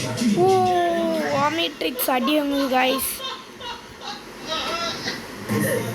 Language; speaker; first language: Tamil; native; Tamil